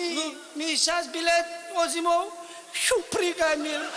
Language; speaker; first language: Russian; non-native, learner; Tajik